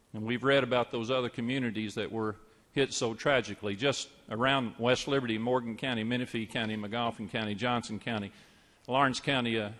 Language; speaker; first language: English; native; English